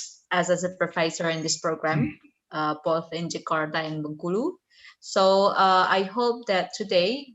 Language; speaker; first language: English; non-native, fluent; Indonesian